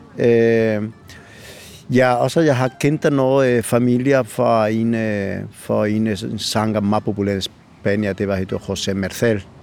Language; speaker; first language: Danish; non-native, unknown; Spanish